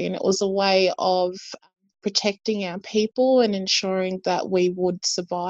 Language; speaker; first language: English; native; English